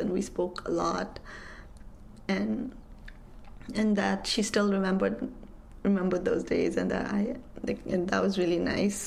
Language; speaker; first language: English; non-native, local second language; Nepali